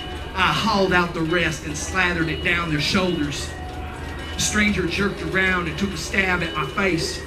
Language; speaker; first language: English; native; English